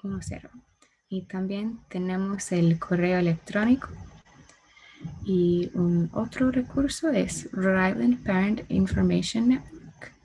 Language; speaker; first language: Spanish; non-native, learner; English